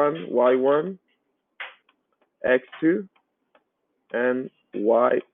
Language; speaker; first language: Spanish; native; Spanish